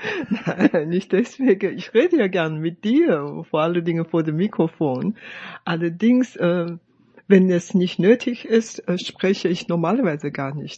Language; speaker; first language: German; non-native, fluent; Chinese